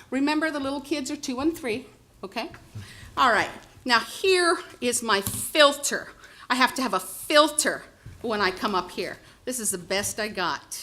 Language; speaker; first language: English; native; English